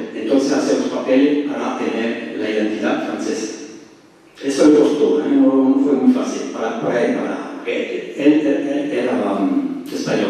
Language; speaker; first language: Spanish; early bilingual, heritage; French